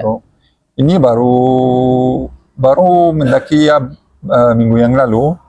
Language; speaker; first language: Indonesian; non-native, learner; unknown